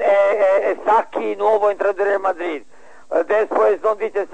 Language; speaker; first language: Spanish; non-native, learner; Serbian